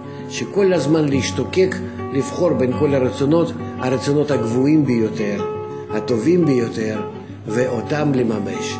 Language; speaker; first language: Hebrew; non-native, fluent; Russian